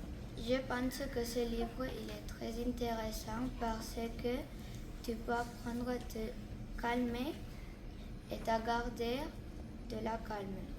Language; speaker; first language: French; non-native, learner; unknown